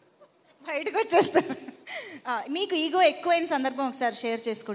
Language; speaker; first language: Telugu; native; Telugu